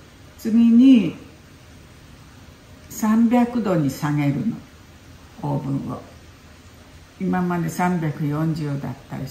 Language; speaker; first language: Japanese; early bilingual, heritage; Japanese